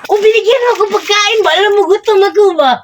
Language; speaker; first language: Filipino; non-native, local second language; Cebuano